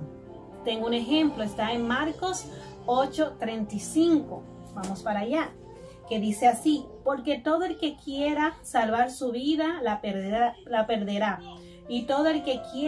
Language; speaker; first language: Spanish; native; Spanish